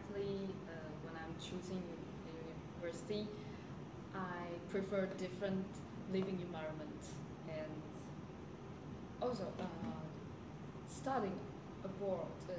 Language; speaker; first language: English; non-native, learner; Chinese